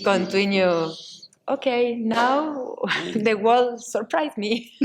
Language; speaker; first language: English; non-native, learner; Spanish